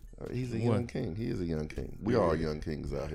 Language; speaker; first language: English; native; English